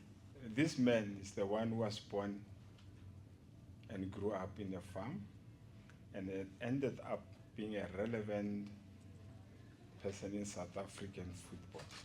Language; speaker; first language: English; non-native, local second language; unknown